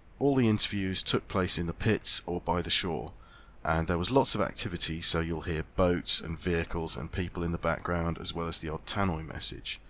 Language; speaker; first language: English; native; English